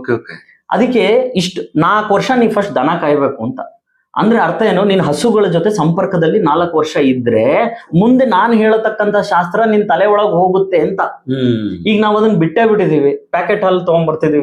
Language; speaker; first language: Kannada; native; Kannada